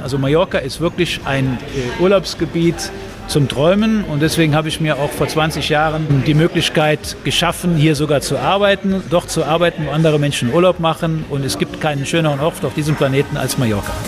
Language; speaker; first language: German; native; German